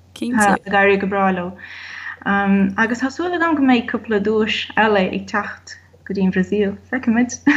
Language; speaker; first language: Irish; non-native, fluent; Portuguese